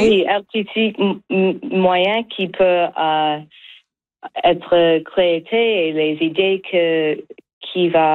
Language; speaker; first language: French; non-native, learner; English